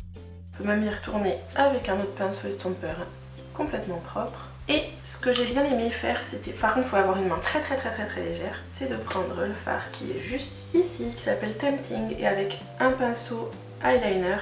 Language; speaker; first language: French; native; French